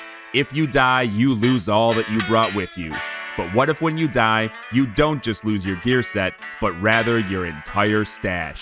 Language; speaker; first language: English; native; English